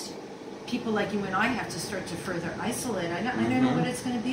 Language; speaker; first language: English; native; English